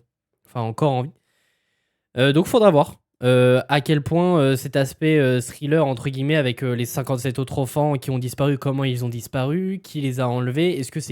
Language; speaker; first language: French; native; French